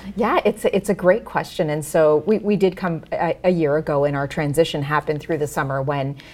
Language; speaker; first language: English; native; English